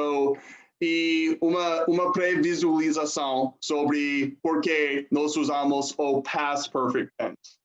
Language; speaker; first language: Portuguese; non-native, fluent; English